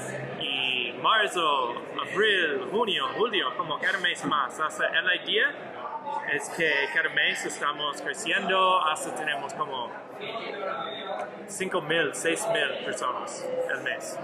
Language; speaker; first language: Spanish; non-native, learner; English